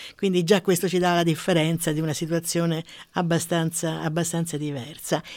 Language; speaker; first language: Italian; native; Italian